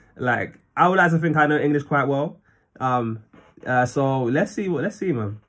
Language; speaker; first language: English; native; English